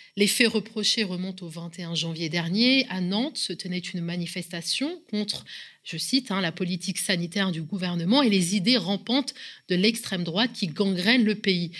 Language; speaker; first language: French; native; French